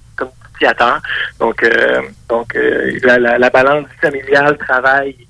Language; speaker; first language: French; native; French